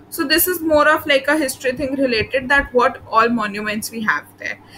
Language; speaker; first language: English; non-native, local second language; Hindi